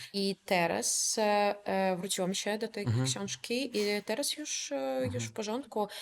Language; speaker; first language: Polish; non-native, fluent; Belarusian